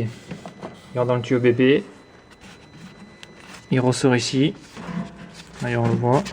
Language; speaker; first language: French; native; French